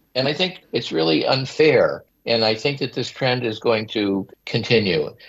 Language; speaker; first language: English; native; English